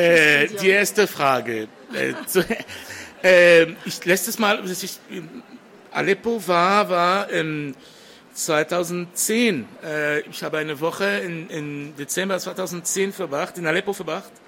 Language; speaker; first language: German; non-native, fluent; French